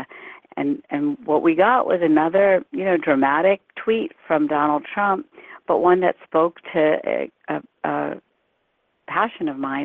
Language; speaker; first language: English; early bilingual, other home language; Urdu